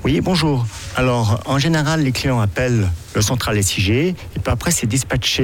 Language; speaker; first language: French; native; French